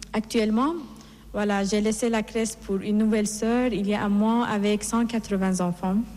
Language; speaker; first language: French; non-native, fluent; Persian